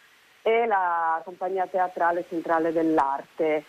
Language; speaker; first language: Italian; native; Italian